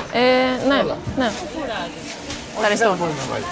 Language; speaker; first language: Greek; early bilingual, heritage; French